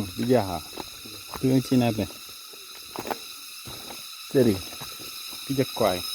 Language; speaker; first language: Chinese; non-native, learner; Filipino